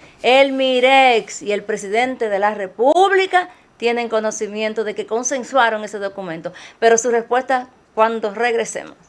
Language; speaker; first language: Spanish; native; Spanish